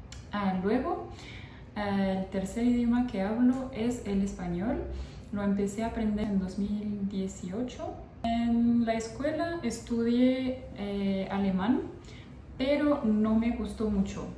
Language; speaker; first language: Spanish; non-native, fluent; French